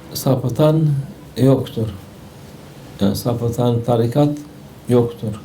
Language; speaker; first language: Turkish; native; Turkish